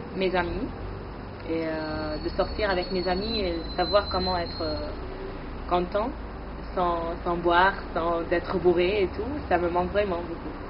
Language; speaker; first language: French; non-native, fluent; Arabic